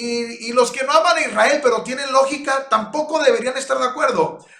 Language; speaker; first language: Spanish; native; Spanish